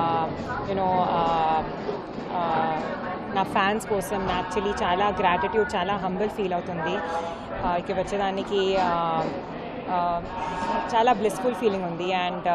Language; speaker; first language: Telugu; non-native, learner; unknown